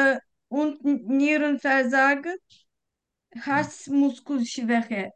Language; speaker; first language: German; non-native, learner; Turkish